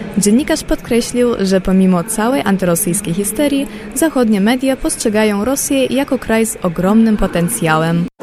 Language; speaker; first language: Polish; non-native, fluent; Russian